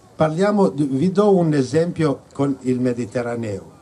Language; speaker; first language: Italian; non-native, fluent; Albanian